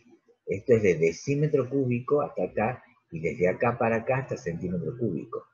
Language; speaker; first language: Spanish; native; Spanish